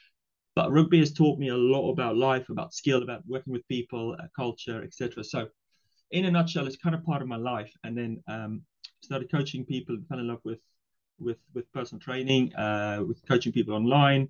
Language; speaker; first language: English; non-native, local second language; Afrikaans